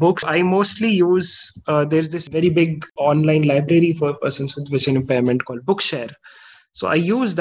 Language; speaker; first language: English; non-native, local second language; Hindi